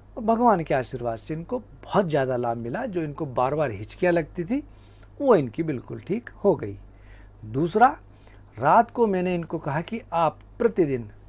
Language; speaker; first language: Hindi; native; Hindi